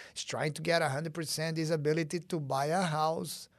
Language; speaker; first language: English; early bilingual, other home language; Portuguese